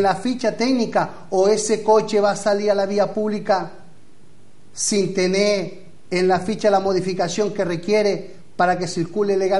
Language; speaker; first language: Spanish; native; Spanish